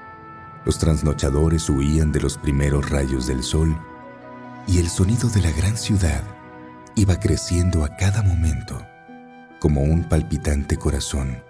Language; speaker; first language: Spanish; native; Spanish